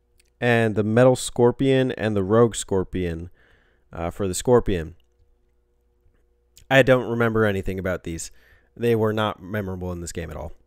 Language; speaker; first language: English; native; English